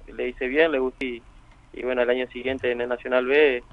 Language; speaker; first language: Spanish; native; Spanish